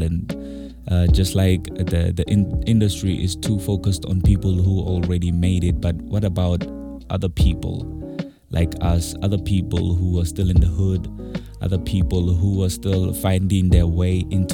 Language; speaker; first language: English; non-native, local second language; Tswana